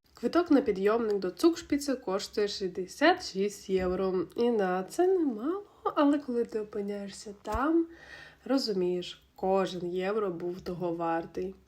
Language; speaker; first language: Ukrainian; native; Ukrainian